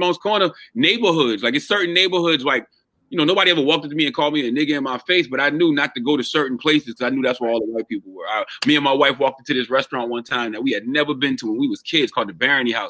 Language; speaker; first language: English; native; English